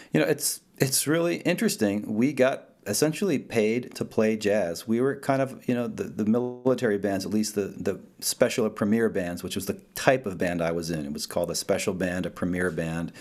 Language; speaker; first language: English; early bilingual, other home language; Italian